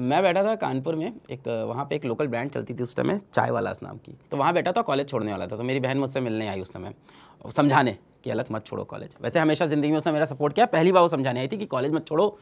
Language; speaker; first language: Hindi; native; Hindi